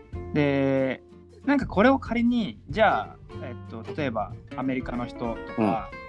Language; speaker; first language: Japanese; native; Japanese